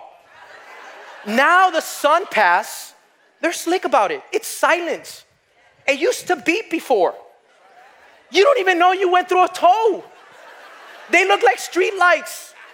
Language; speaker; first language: English; native; English